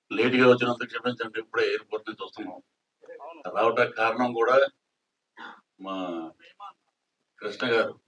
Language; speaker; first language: Telugu; native; Telugu